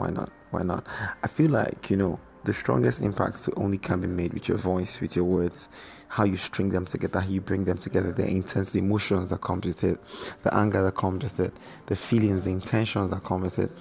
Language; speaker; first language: English; non-native, local second language; Yoruba